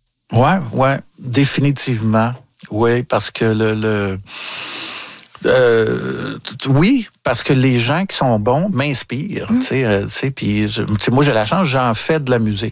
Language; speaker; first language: French; native; French